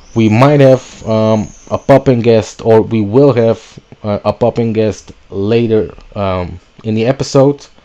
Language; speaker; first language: English; non-native, fluent; Dutch